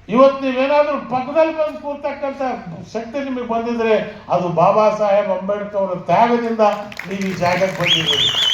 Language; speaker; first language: Kannada; non-native, local second language; Urdu